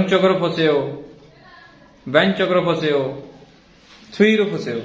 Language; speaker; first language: Korean; non-native, fluent; Punjabi